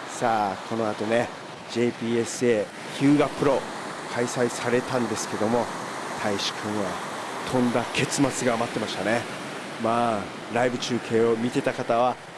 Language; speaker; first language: Japanese; native; Japanese